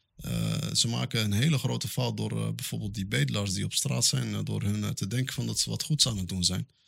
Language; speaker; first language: Dutch; early bilingual, other home language; Arabic